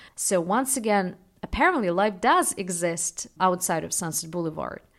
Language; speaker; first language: English; non-native, fluent; Russian